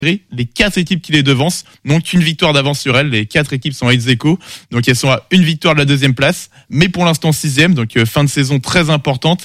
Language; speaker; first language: French; native; French